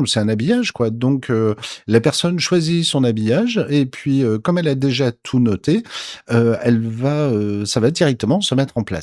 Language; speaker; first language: French; native; French